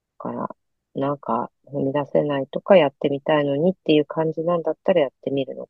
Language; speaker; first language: Japanese; native; Japanese